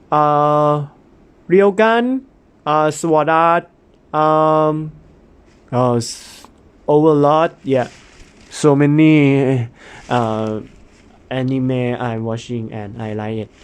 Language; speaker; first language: English; non-native, learner; Thai